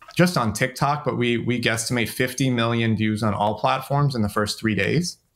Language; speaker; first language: English; native; English